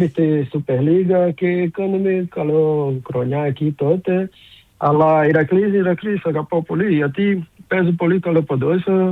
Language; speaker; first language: Greek; non-native, learner; Portuguese